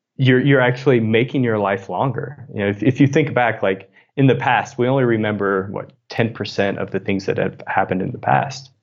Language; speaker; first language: English; native; English